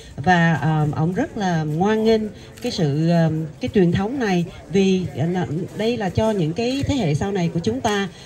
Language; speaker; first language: Vietnamese; early bilingual, heritage; Vietnamese